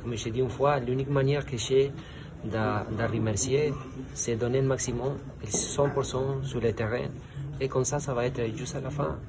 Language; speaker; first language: French; non-native, fluent; Spanish